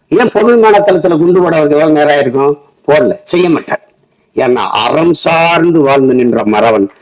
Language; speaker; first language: Tamil; native; Tamil